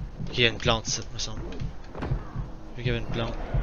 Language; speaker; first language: French; native; French